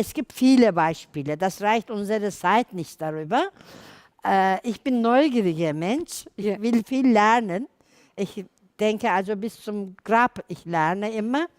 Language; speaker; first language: German; non-native, learner; Turkish